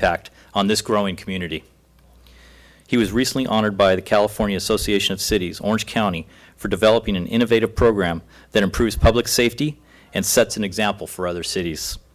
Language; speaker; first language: English; native; English